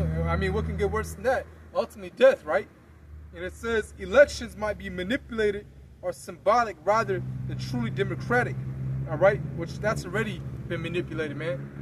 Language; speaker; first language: English; native; English